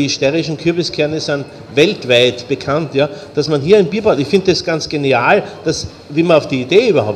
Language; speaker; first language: German; native; German